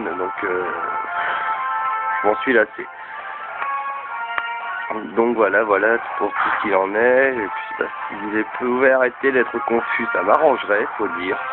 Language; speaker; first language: French; native; French